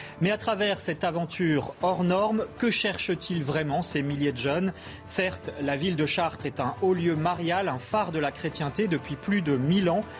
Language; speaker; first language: French; native; French